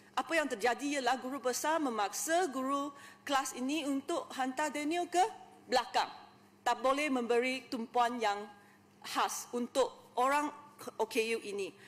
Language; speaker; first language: Malay; non-native, local second language; Chinese